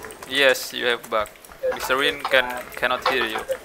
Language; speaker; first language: English; non-native, learner; Indonesian